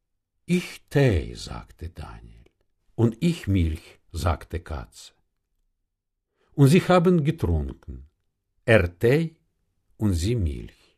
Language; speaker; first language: German; non-native, fluent; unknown